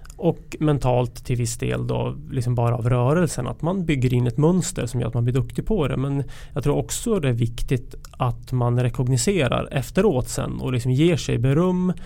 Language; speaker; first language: Swedish; native; Swedish